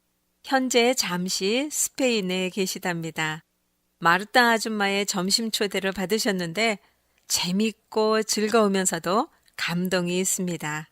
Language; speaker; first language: Korean; native; Korean